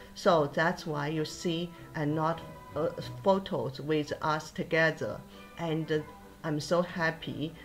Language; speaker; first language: English; non-native, fluent; Chinese